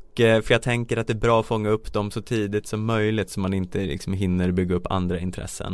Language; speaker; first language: Swedish; native; Swedish